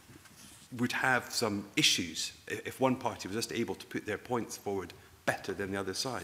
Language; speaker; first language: English; native; English